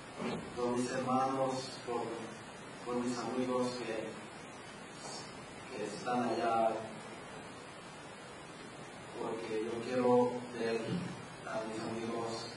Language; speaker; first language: Spanish; non-native, local second language; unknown